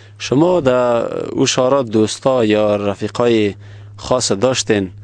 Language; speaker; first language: Persian; native; Persian